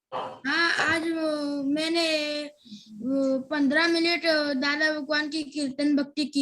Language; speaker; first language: Hindi; non-native, local second language; Gujarati